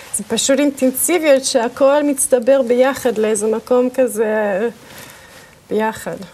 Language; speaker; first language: Hebrew; early bilingual, other home language; English